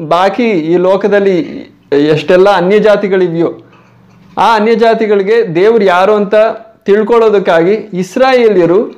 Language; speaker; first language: Kannada; non-native, local second language; Malayalam